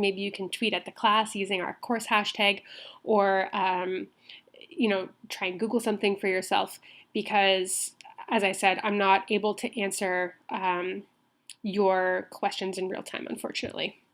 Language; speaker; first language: English; native; English